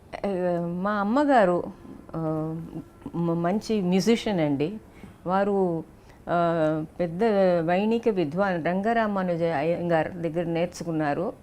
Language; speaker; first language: Telugu; non-native, fluent; Tamil